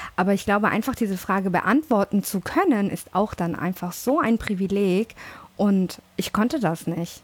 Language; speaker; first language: German; early bilingual, other home language; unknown